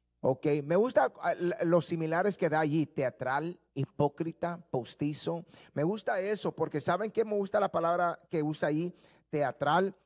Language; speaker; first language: Spanish; early bilingual, heritage; Spanish